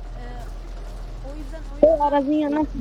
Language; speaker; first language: Turkish; native; Turkish